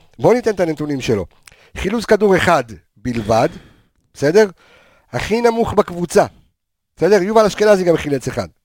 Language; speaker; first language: Hebrew; native; Hebrew